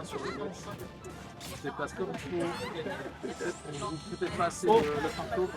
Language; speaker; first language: French; native; French